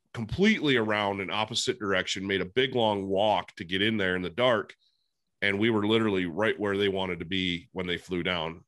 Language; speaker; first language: English; native; English